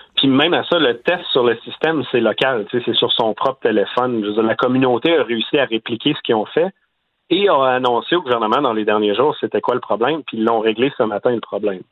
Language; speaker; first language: French; native; French